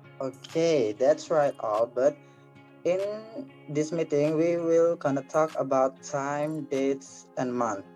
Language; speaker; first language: English; non-native, learner; Indonesian